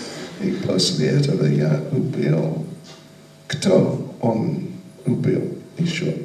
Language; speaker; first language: Russian; non-native, learner; English